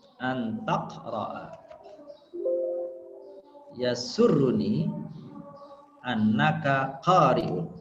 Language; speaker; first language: Arabic; non-native, fluent; Indonesian